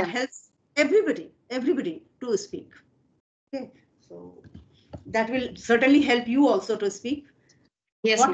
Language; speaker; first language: English; non-native, fluent; Hindi